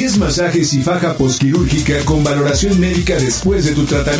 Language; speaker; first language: Spanish; native; Spanish